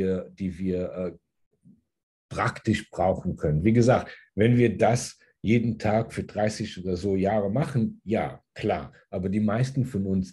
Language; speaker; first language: German; early bilingual, heritage; German